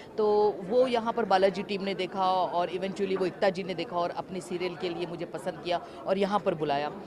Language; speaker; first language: Urdu; native; Urdu